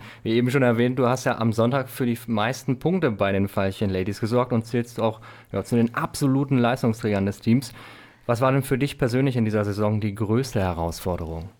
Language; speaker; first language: German; native; German